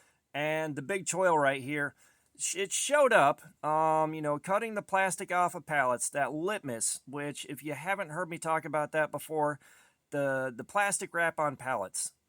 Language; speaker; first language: English; native; English